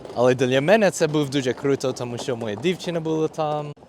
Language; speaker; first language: Ukrainian; non-native, learner; English